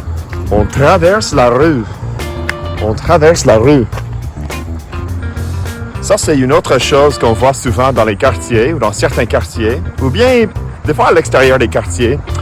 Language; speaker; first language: French; non-native, fluent; English